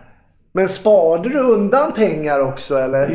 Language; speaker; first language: Swedish; native; Swedish